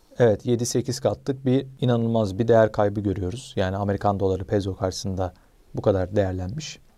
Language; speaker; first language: Turkish; native; Turkish